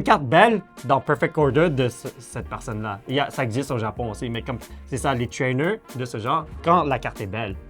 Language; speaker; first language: French; native; French